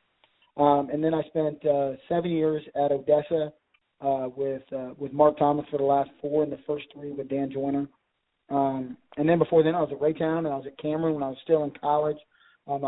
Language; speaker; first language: English; native; English